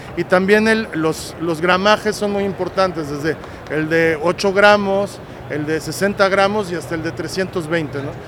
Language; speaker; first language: Spanish; native; Spanish